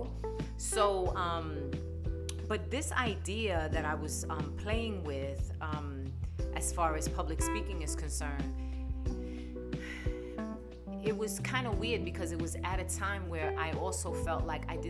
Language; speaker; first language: English; native; English